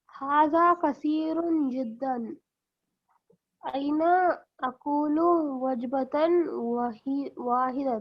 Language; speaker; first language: Arabic; non-native, learner; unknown